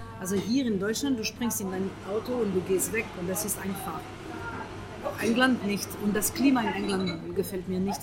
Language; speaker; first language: German; non-native, fluent; French